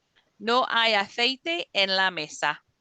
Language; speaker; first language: Spanish; non-native, fluent; English